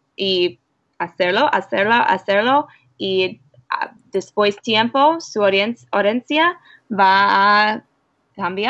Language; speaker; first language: Spanish; non-native, learner; English